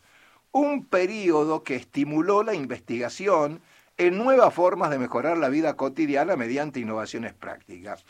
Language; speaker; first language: Spanish; native; Spanish